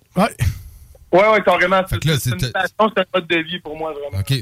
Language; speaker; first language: French; native; French